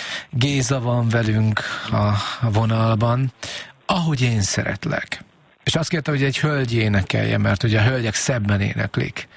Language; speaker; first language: Hungarian; native; Hungarian